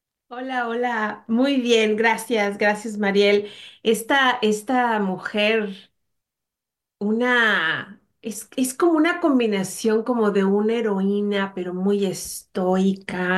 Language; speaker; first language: Spanish; native; Spanish